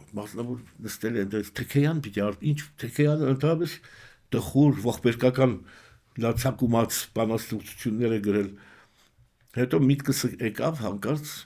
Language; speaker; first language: Armenian; early bilingual, heritage; Armenian